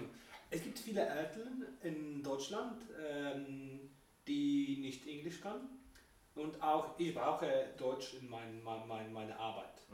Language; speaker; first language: German; non-native, learner; Polish